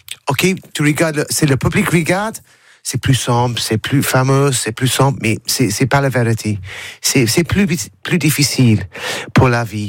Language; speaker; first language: French; non-native, learner; English